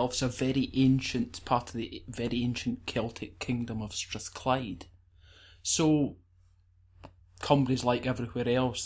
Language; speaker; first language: English; native; English